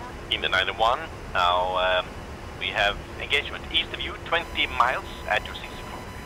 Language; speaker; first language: English; non-native, fluent; Swedish